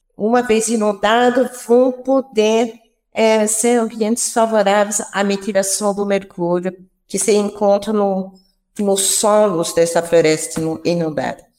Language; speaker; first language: Portuguese; non-native, fluent; French